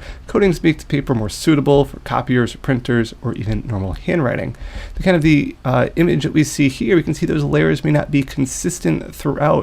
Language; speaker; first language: English; native; English